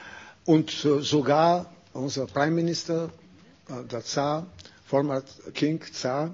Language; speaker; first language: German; non-native, fluent; Bulgarian